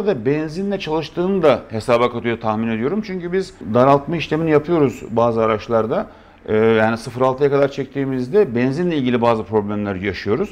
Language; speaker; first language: Turkish; native; Turkish